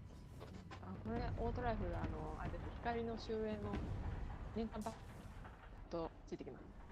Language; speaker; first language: Japanese; native; Japanese